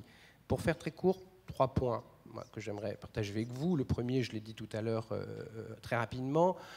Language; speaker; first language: French; native; French